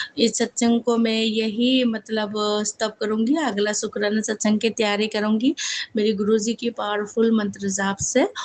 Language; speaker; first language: Hindi; non-native, local second language; Assamese